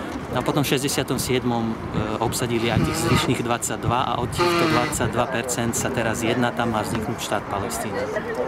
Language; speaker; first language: Slovak; non-native, fluent; Arabic